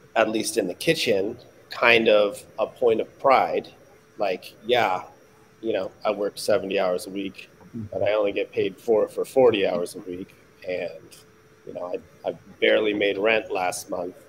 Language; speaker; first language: English; native; English